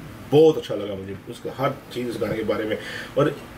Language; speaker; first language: Hindi; early bilingual, other home language; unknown